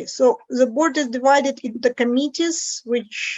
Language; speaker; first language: English; non-native, fluent; Russian